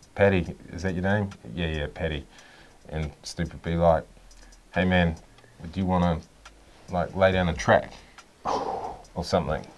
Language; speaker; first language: English; native; English